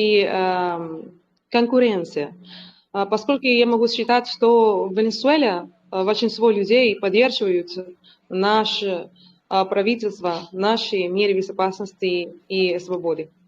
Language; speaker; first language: Russian; non-native, learner; Spanish